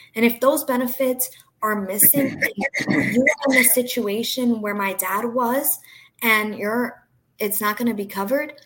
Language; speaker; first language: English; early bilingual, other home language; Portuguese